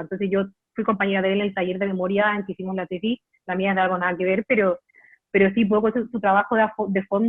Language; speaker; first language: Spanish; native; Spanish